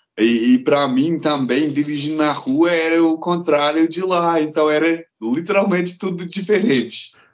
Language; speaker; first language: Portuguese; non-native, fluent; English